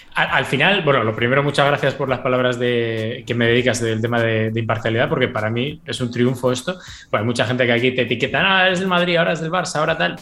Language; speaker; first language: Spanish; native; Spanish